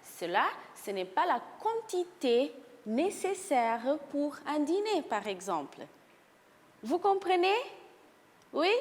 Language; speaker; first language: French; non-native, fluent; Portuguese